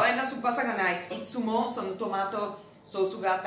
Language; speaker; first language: Japanese; non-native, learner; Italian